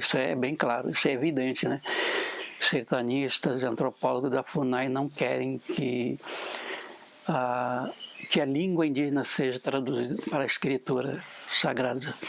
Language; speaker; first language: Portuguese; non-native, local second language; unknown